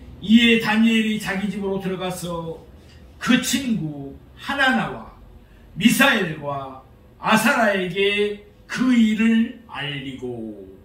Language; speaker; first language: Korean; native; Korean